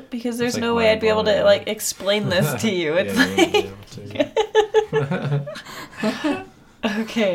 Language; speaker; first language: English; native; English